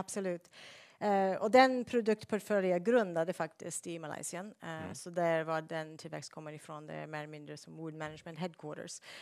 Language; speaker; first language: Swedish; non-native, fluent; English